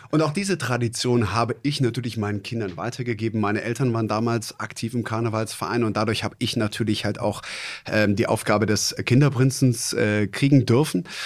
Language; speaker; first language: German; native; German